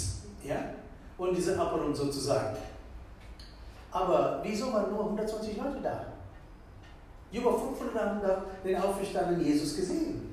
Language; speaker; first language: German; non-native, fluent; Tamil